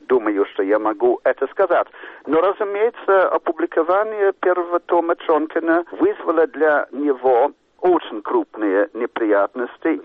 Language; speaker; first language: Russian; non-native, fluent; English